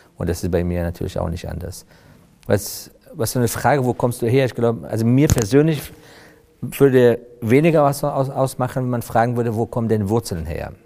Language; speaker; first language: German; non-native, fluent; Persian